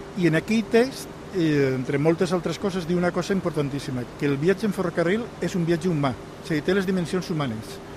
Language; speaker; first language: Catalan; non-native, local second language; Spanish